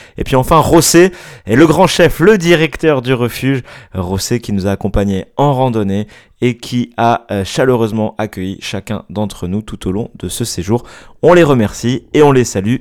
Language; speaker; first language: French; native; French